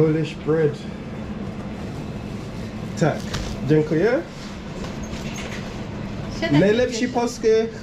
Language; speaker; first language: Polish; non-native, learner; English